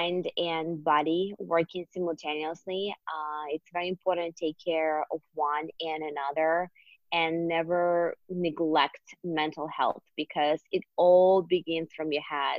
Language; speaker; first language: English; non-native, fluent; Russian